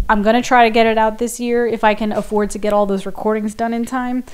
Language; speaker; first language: English; native; English